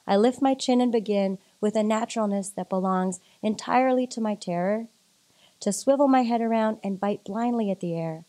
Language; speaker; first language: English; native; English